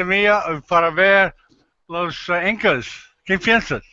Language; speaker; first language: Spanish; non-native, learner; English